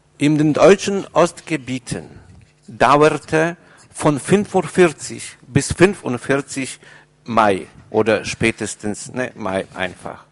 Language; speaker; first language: German; non-native, fluent; Polish